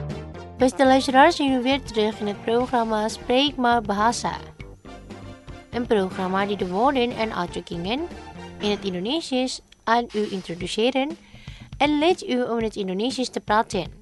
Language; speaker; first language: Dutch; non-native, learner; Indonesian